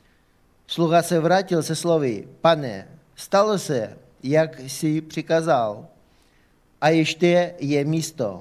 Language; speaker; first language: Czech; non-native, fluent; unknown